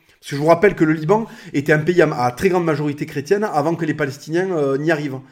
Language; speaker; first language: French; native; French